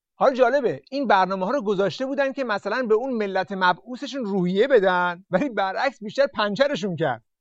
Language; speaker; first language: Persian; native; Persian